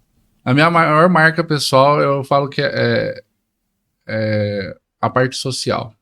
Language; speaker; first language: Portuguese; native; Portuguese